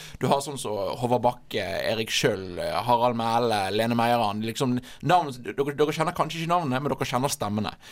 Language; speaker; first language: Norwegian; native; Norwegian